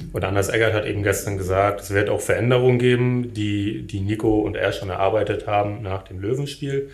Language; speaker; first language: German; native; German